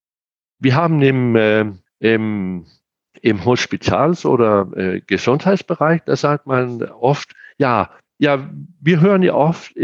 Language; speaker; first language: German; non-native, fluent; Danish